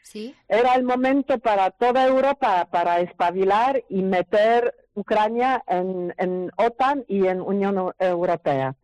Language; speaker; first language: Spanish; non-native, fluent; Polish